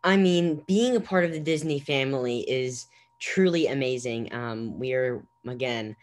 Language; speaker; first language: English; native; English